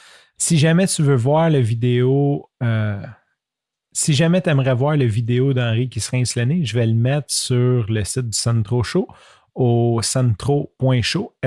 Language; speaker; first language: French; native; French